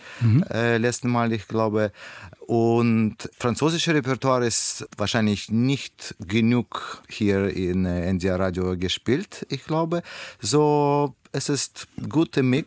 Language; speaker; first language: German; non-native, learner; Russian